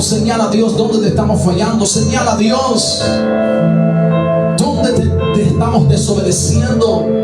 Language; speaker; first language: Spanish; native; Spanish